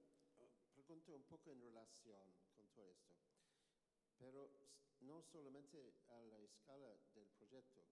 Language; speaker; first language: Spanish; non-native, learner; English